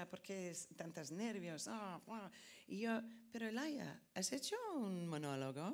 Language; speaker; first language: Spanish; non-native, fluent; English